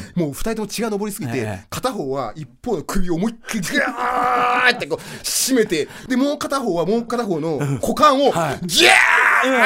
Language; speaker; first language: Japanese; non-native, fluent; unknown